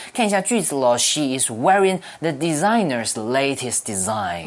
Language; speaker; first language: English; non-native, fluent; Chinese